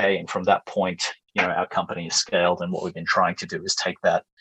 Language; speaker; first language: English; native; English